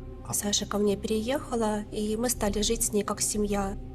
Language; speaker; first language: Russian; native; Russian